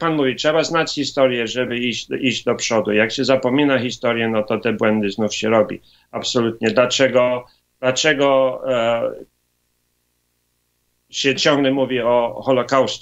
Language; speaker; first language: Polish; early bilingual, heritage; Polish